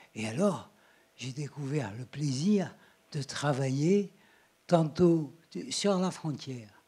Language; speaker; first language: French; native; French